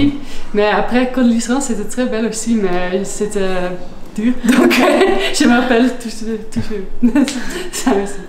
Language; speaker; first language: French; non-native, learner; Dutch